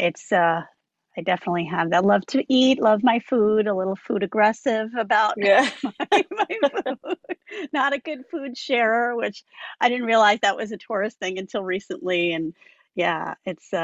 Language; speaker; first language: English; native; English